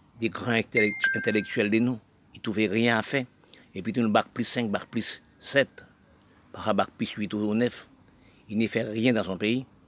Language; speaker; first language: French; non-native, local second language; Haitian Creole